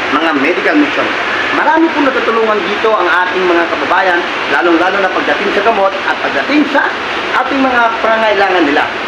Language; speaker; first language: Filipino; native; Filipino